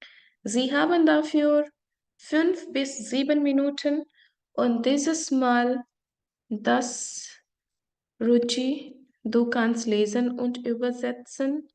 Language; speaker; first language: German; non-native, fluent; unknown